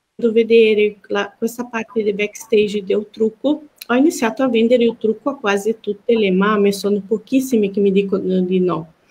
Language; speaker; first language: Italian; non-native, fluent; Portuguese